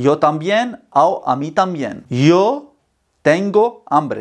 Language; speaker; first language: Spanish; non-native, fluent; Arabic